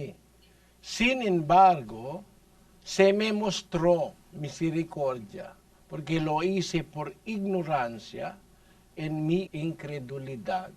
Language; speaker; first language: Spanish; non-native, learner; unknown